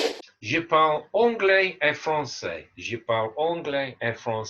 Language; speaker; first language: French; non-native, fluent; English